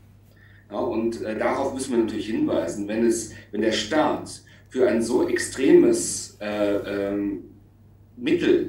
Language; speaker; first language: German; native; German